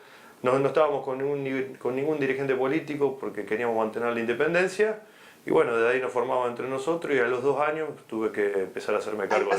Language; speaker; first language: Spanish; native; Spanish